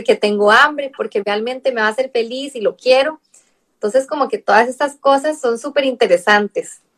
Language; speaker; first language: Spanish; native; Spanish